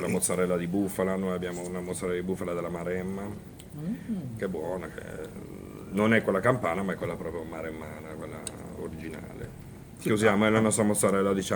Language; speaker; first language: Italian; native; Italian